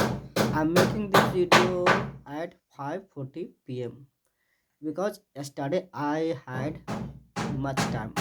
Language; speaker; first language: English; non-native, learner; Hindi